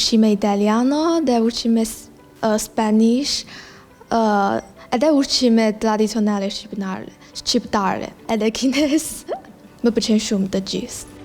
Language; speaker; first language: Albanian; non-native, learner; Chinese